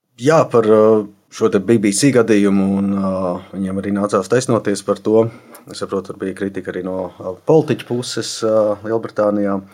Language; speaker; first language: Latvian; native; Latvian